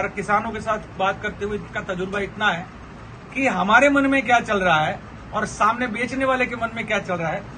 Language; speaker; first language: Hindi; non-native, local second language; Gujarati